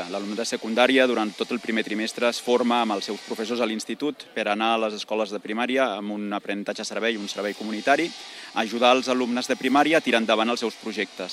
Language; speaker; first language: Catalan; native; Catalan